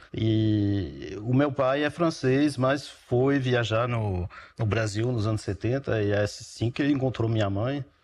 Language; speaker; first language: Portuguese; early bilingual, heritage; French